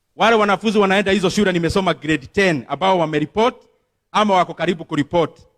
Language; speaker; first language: Swahili; non-native, local second language; Kikuyu